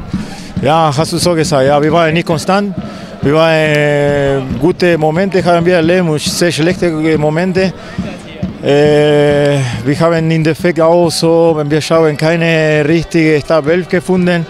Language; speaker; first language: German; non-native, fluent; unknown